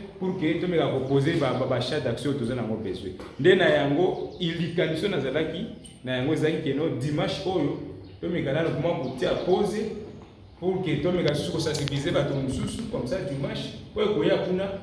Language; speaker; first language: Lingala; native; Lingala